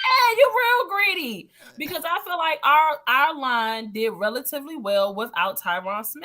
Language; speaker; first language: English; native; English